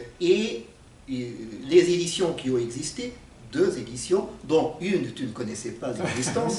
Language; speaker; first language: French; non-native, fluent; Portuguese